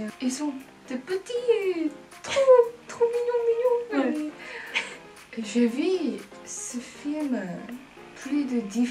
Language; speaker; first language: French; non-native, learner; Korean